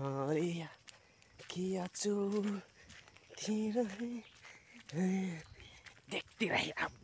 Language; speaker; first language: Hindi; non-native, local second language; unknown